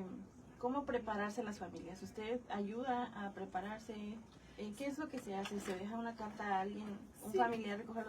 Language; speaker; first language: Spanish; native; Spanish